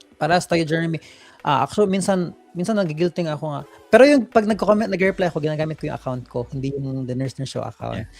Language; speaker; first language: Filipino; native; Filipino